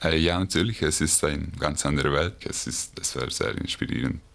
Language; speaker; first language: German; non-native, learner; Hungarian